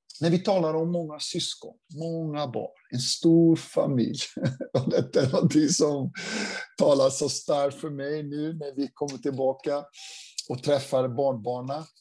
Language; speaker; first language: Swedish; non-native, fluent; Portuguese